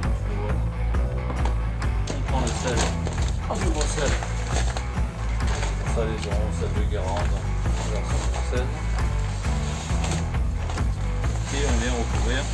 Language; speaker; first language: French; native; French